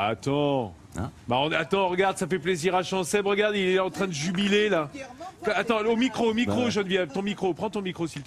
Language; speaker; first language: French; native; French